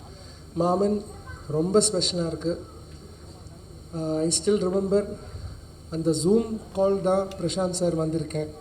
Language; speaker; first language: Tamil; non-native, learner; Malayalam